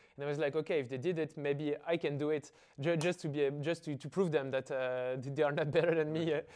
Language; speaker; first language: English; non-native, fluent; French